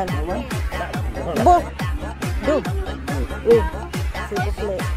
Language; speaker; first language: English; non-native, learner; Filipino